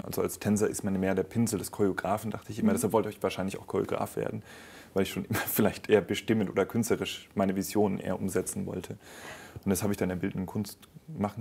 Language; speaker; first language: German; native; German